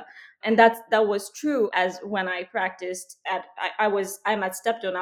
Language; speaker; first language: English; non-native, local second language; Hindi